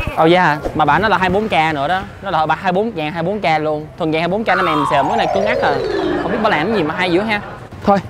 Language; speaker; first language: Vietnamese; native; Vietnamese